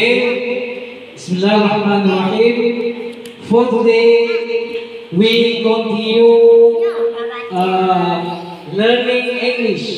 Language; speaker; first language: English; non-native, learner; Indonesian